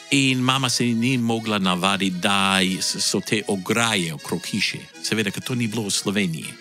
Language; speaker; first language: Slovenian; early bilingual, heritage; Slovenian